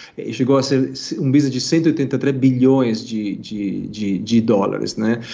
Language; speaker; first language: Portuguese; non-native, fluent; Italian